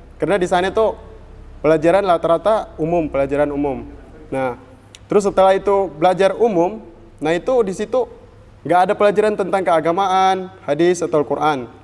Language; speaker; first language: Indonesian; non-native, fluent; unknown